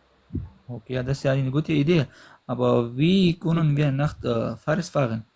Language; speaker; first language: German; non-native, learner; Pashto